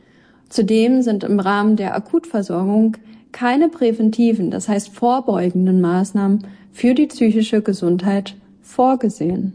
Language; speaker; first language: German; native; German